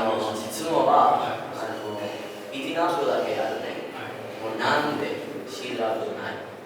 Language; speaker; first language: Japanese; non-native, learner; Spanish